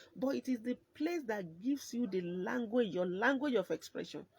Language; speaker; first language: English; non-native, local second language; Yoruba